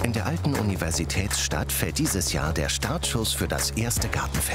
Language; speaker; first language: German; native; German